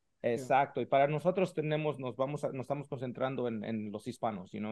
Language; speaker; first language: Spanish; early bilingual, heritage; Spanish